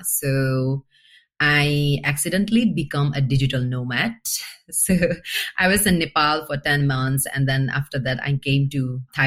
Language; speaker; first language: English; non-native, fluent; Burmese